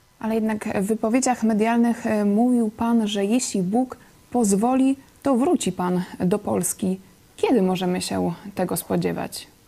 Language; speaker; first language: Polish; native; Polish